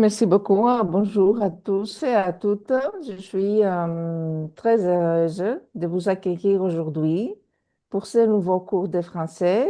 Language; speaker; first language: French; non-native, fluent; Greek